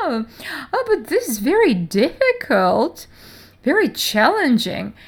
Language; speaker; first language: English; non-native, fluent; Russian